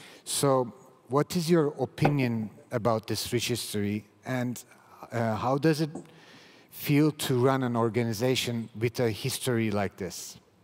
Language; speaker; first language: English; non-native, fluent; Turkish